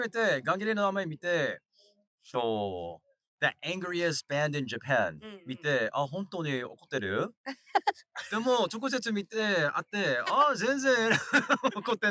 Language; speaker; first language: Japanese; non-native, learner; English